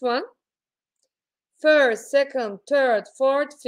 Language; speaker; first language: English; non-native, fluent; Turkish